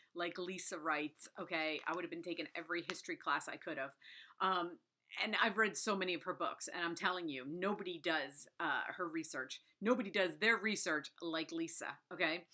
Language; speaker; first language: English; native; English